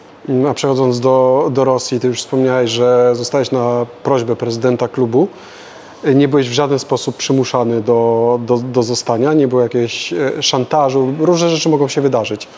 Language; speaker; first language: Polish; native; Polish